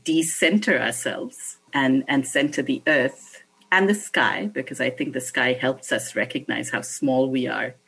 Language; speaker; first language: English; non-native, local second language; Bangla